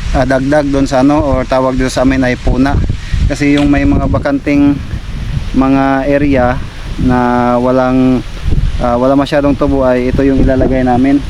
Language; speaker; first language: Filipino; non-native, local second language; Cebuano